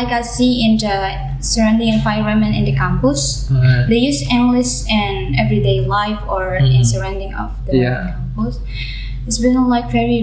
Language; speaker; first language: English; non-native, learner; Indonesian